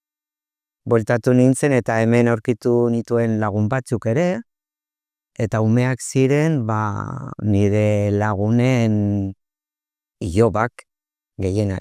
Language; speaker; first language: Basque; non-native, local second language; Spanish